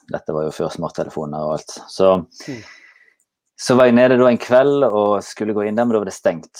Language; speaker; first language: Norwegian; native; Norwegian